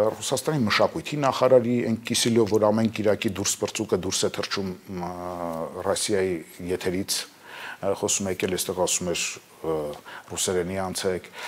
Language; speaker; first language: Armenian; native; Armenian